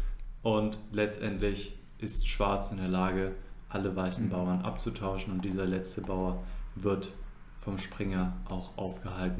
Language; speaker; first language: German; native; German